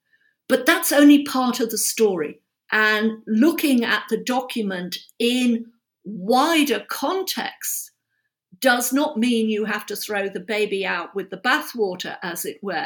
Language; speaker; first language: English; native; English